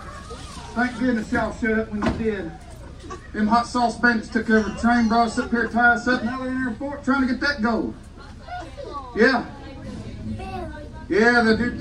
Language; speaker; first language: English; native; English